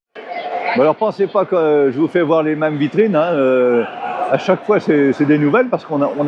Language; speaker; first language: French; native; French